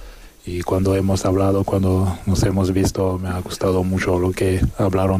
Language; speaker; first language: Spanish; non-native, fluent; French